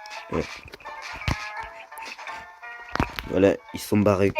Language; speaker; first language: French; native; French